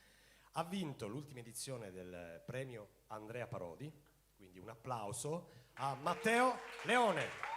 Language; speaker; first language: Italian; native; Italian